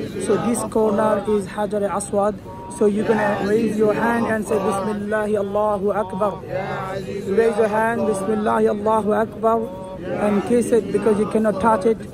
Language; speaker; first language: English; non-native, local second language; Bangla